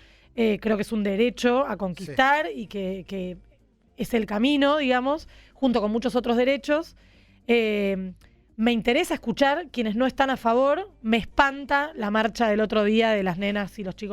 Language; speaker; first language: Spanish; native; Spanish